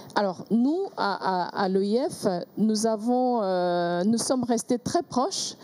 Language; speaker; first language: French; non-native, local second language; Kinyarwanda